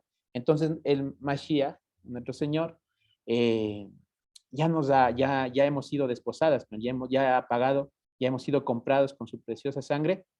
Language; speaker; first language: Spanish; native; Spanish